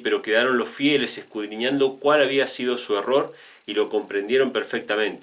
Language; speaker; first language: Spanish; native; Spanish